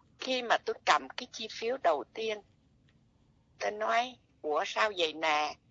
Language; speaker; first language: Vietnamese; native; Vietnamese